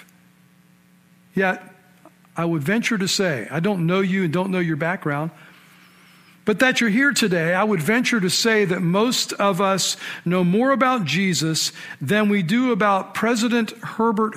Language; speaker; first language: English; native; English